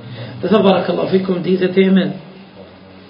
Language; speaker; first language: German; non-native, fluent; Arabic